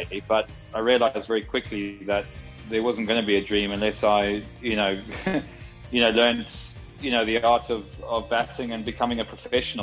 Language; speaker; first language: English; native; English